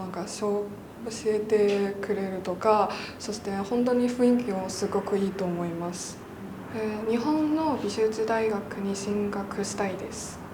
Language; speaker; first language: Japanese; non-native, fluent; Korean